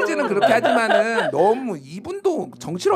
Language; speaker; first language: Korean; native; Korean